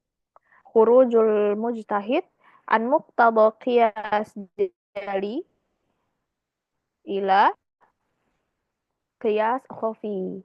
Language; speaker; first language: Arabic; non-native, fluent; Indonesian